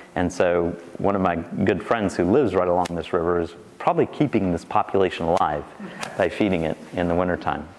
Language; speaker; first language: English; native; English